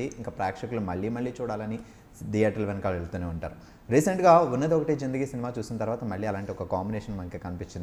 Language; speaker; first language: Telugu; native; Telugu